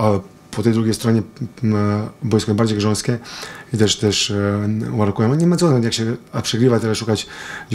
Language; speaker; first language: Polish; non-native, fluent; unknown